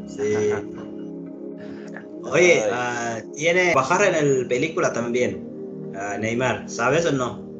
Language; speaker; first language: Spanish; non-native, learner; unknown